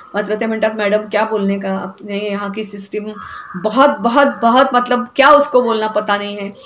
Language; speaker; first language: Hindi; non-native, local second language; Marathi